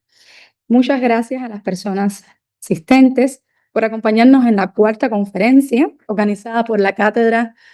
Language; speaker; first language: Spanish; native; Spanish